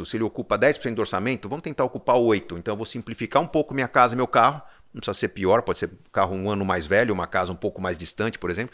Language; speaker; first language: Portuguese; native; Portuguese